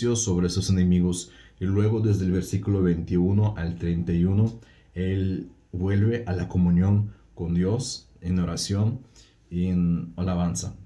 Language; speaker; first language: Spanish; non-native, fluent; Russian